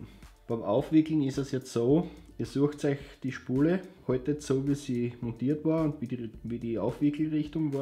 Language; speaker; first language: German; native; German